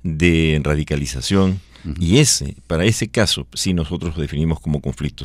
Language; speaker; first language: Spanish; native; Spanish